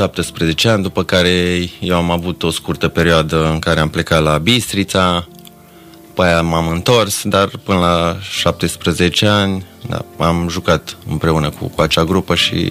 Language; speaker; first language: Romanian; native; Romanian